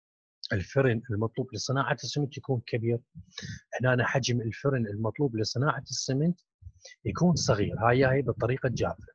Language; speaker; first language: Arabic; native; Arabic